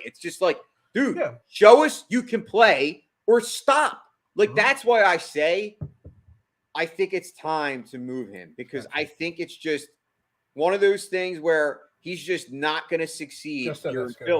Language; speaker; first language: English; native; English